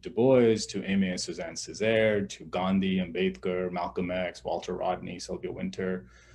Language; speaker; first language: English; non-native, local second language; Urdu